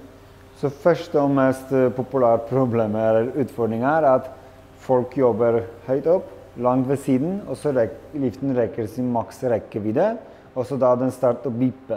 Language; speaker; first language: Norwegian; non-native, fluent; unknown